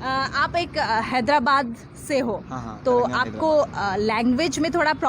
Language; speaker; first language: Hindi; native; Hindi